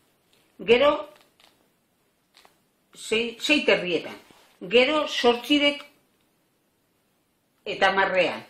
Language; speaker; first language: Basque; native; Basque